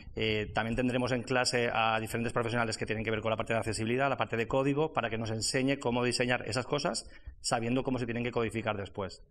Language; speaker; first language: Spanish; non-native, fluent; French